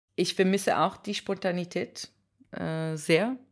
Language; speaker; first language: German; non-native, fluent; Hebrew